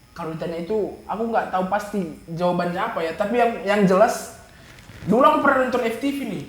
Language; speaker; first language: Indonesian; native; Indonesian